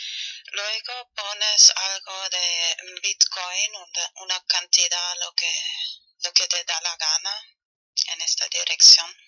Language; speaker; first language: Spanish; non-native, fluent; German